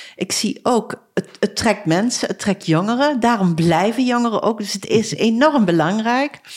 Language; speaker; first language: Dutch; native; Dutch